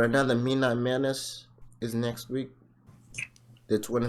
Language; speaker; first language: English; native; English